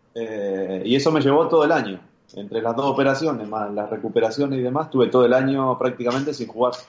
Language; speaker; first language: Spanish; native; Spanish